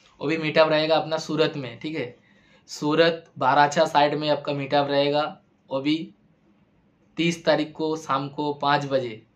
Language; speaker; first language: Hindi; non-native, local second language; Bangla